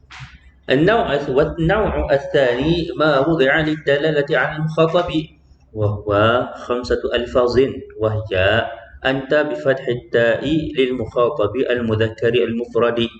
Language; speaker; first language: Arabic; non-native, fluent; Malay